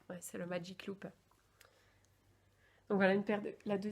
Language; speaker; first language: French; native; French